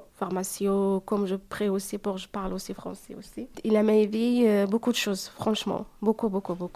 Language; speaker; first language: French; non-native, learner; Arabic